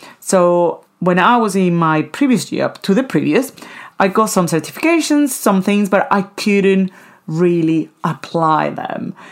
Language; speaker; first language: English; non-native, fluent; Spanish